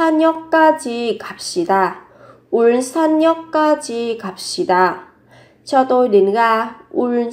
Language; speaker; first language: Korean; non-native, fluent; Vietnamese